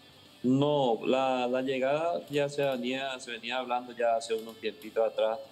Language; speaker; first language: Spanish; native; Spanish